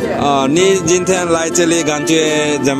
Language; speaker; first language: Chinese; non-native, learner; Bangla